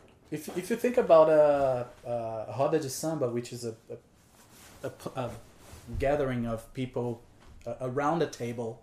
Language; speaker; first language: English; non-native, fluent; Portuguese